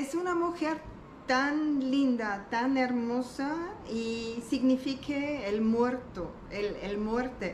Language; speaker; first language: Spanish; non-native, learner; German